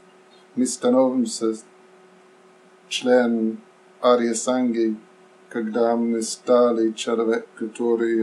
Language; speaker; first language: Russian; non-native, fluent; English